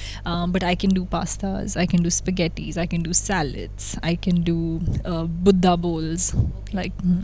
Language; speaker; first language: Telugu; non-native, local second language; Hindi